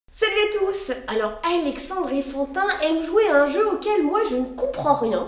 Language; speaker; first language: French; native; French